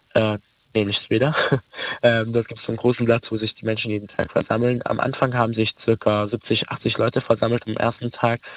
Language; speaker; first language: German; early bilingual, other home language; Arabic